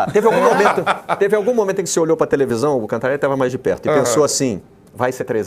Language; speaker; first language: Portuguese; native; Portuguese